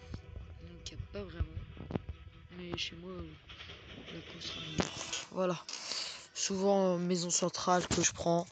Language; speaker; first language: French; native; French